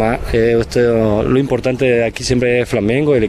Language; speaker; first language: Portuguese; non-native, fluent; Spanish